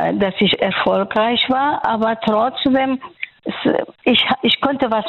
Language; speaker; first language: German; non-native, fluent; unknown